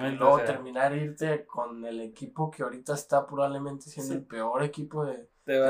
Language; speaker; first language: Spanish; native; Spanish